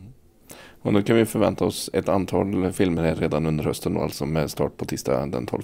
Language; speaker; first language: Swedish; native; Swedish